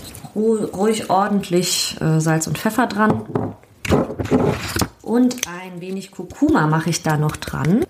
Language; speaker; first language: German; native; German